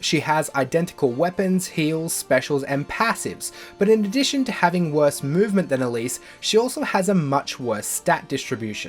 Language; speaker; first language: English; native; English